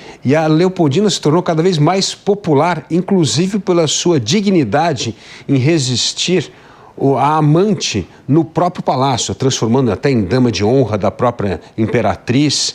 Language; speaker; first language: Portuguese; native; Portuguese